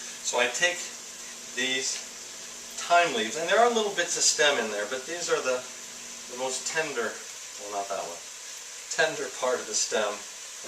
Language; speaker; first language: English; native; English